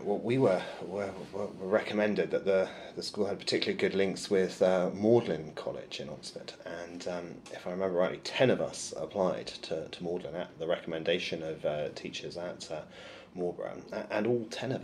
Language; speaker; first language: English; native; English